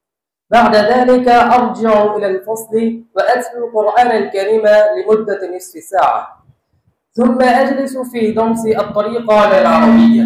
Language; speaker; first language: Arabic; non-native, learner; Bangla